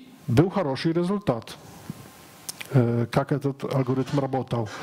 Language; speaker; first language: Russian; non-native, learner; Polish